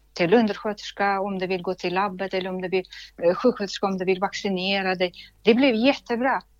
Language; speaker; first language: Swedish; non-native, fluent; Russian